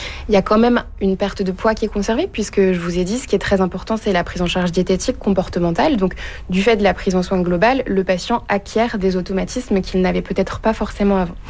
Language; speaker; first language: French; native; French